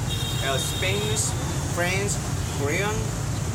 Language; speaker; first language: English; non-native, learner; Vietnamese